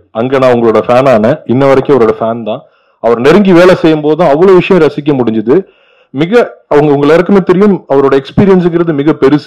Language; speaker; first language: Tamil; native; Tamil